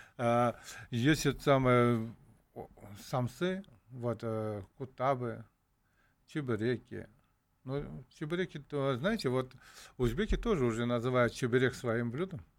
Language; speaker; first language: Russian; non-native, local second language; Uzbek